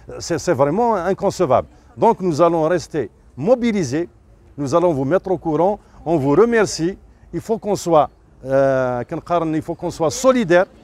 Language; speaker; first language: French; non-native, local second language; Kabyle